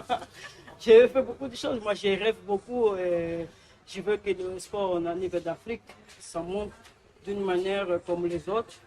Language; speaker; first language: French; non-native, learner; Portuguese